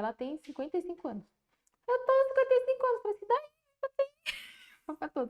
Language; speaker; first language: Portuguese; native; Portuguese